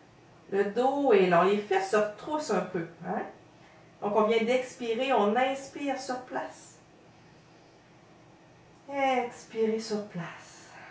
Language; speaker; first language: French; native; French